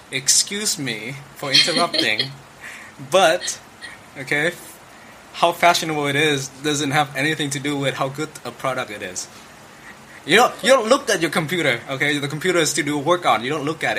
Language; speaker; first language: English; non-native, fluent; Vietnamese